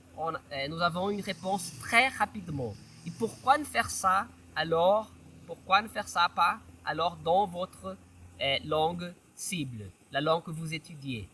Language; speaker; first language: French; non-native, fluent; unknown